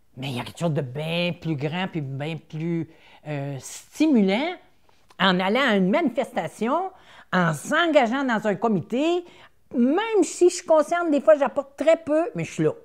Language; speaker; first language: French; native; French